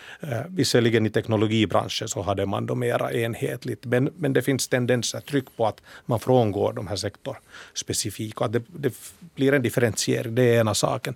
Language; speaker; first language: Swedish; native; Swedish